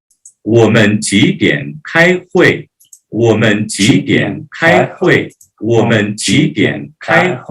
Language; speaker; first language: Chinese; non-native, learner; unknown